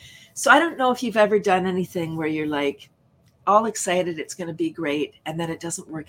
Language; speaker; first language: English; native; English